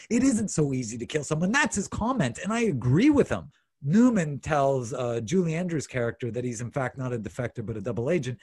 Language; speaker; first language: English; native; English